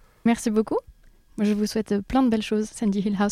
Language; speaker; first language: French; native; French